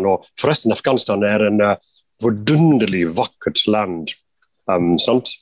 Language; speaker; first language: Norwegian; non-native, fluent; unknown